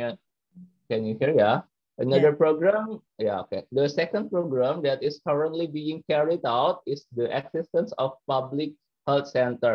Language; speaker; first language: English; non-native, learner; Indonesian